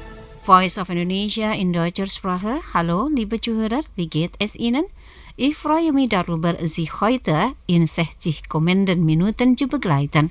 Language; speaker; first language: German; non-native, fluent; Indonesian